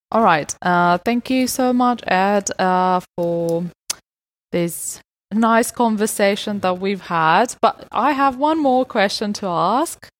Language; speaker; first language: English; non-native, fluent; Georgian